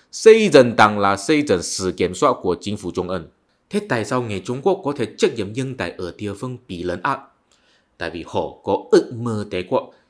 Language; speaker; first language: Vietnamese; non-native, fluent; Chinese